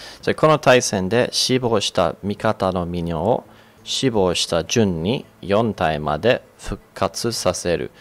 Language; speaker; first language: Japanese; non-native, fluent; English